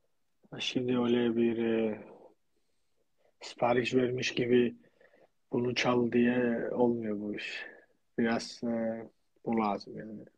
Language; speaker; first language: Turkish; non-native, fluent; Georgian